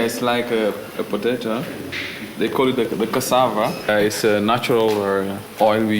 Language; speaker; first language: English; non-native, fluent; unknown